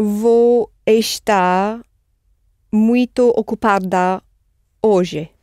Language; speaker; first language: Portuguese; non-native, learner; English